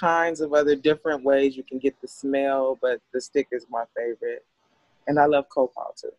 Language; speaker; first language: English; native; English